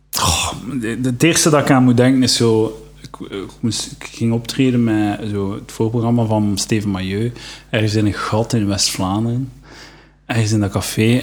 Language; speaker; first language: Dutch; native; Dutch